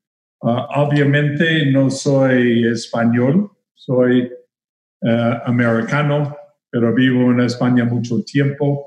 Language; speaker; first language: Spanish; non-native, fluent; English